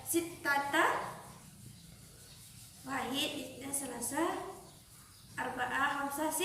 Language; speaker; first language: Arabic; non-native, learner; Indonesian